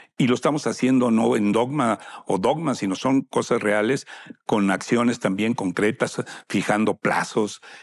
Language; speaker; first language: Spanish; native; Spanish